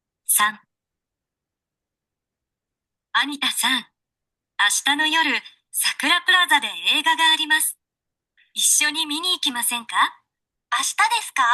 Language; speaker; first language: Japanese; non-native, learner; Sinhala